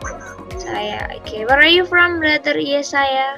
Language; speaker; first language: English; non-native, learner; Indonesian